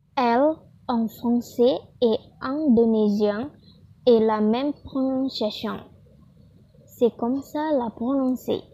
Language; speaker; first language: French; non-native, learner; Indonesian